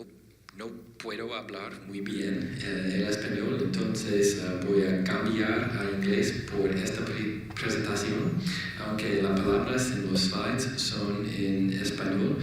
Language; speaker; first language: Spanish; non-native, learner; English